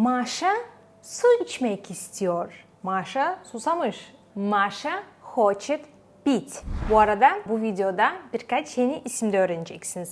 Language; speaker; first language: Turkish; non-native, fluent; Russian